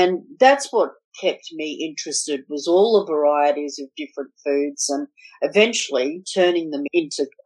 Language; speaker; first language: English; native; English